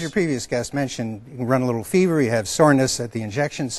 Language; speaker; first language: English; native; English